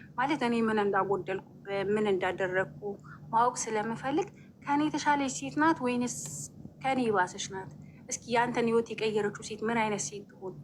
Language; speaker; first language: Amharic; native; Amharic